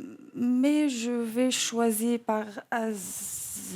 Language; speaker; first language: French; non-native, learner; English